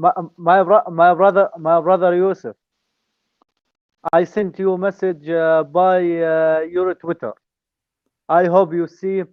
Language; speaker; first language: English; non-native, learner; Arabic